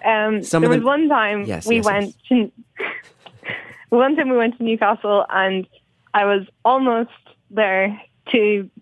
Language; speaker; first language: English; native; English